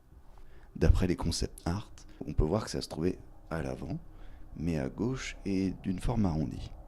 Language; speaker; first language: French; native; French